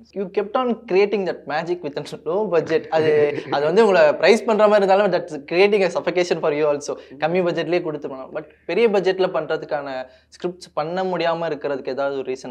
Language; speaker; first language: Tamil; native; Tamil